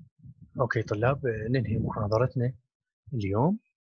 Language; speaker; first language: Arabic; native; Arabic